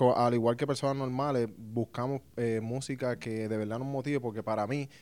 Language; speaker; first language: Spanish; native; Spanish